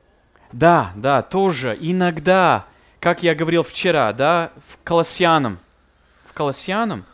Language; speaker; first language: Russian; non-native, fluent; English